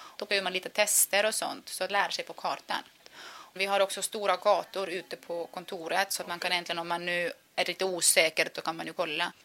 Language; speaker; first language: Swedish; non-native, fluent; Estonian